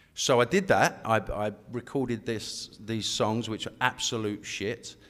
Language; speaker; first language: English; native; English